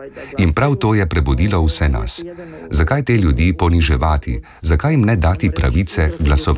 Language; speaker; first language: Slovenian; early bilingual, other home language; Bosnian